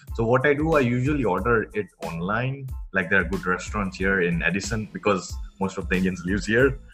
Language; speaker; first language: English; non-native, local second language; Gujarati